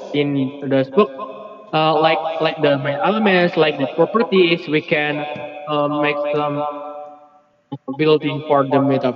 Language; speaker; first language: English; non-native, learner; Indonesian